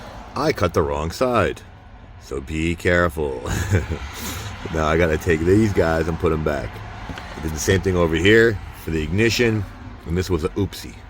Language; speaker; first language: English; native; English